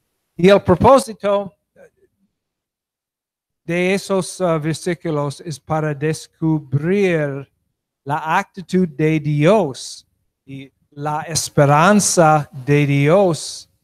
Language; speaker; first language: Spanish; non-native, learner; English